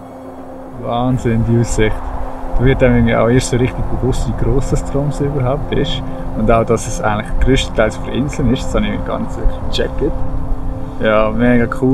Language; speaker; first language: German; native; German